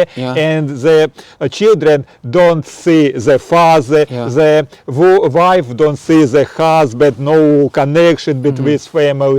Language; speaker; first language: English; non-native, learner; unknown